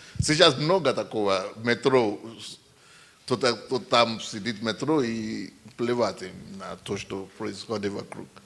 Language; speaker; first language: Russian; non-native, fluent; Yoruba